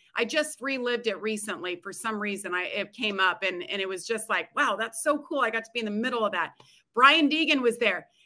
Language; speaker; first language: English; native; English